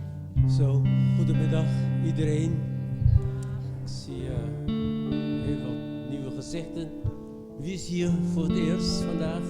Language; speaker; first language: Dutch; non-native, fluent; Indonesian